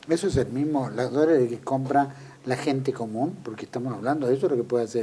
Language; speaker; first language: Spanish; native; Spanish